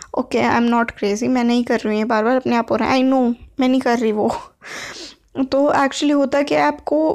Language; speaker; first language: Hindi; native; Hindi